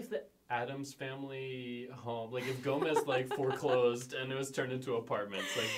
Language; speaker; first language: English; native; English